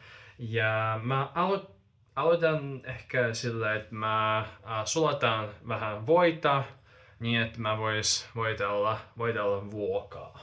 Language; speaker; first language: Finnish; non-native, fluent; Russian